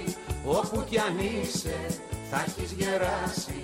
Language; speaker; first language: Greek; native; Greek